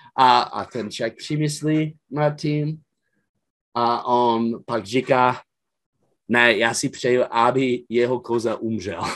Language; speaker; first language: Czech; non-native, fluent; English